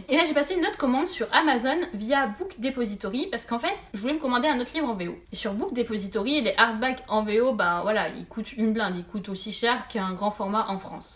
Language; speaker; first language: French; native; French